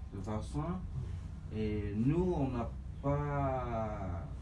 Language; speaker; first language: French; non-native, fluent; Vietnamese